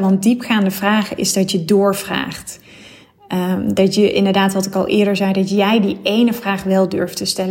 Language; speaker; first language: Dutch; native; Dutch